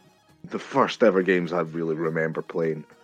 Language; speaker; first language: English; native; English